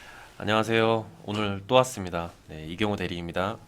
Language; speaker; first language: Korean; native; Korean